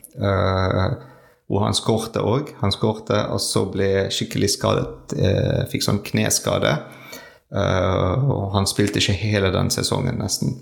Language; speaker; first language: Norwegian; non-native, learner; French